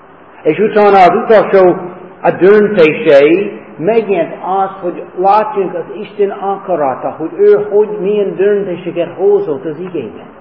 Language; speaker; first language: Hungarian; non-native, fluent; English